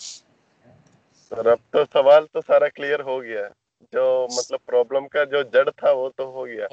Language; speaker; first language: Hindi; non-native, local second language; Malayalam